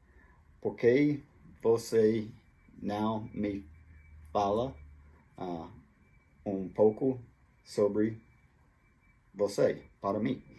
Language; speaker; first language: Portuguese; non-native, fluent; English